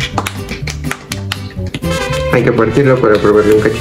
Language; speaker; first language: Spanish; native; Spanish